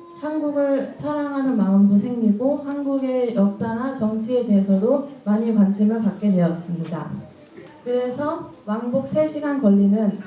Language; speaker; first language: Korean; early bilingual, heritage; Korean